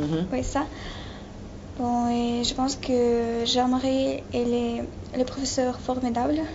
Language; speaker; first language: French; non-native, learner; Russian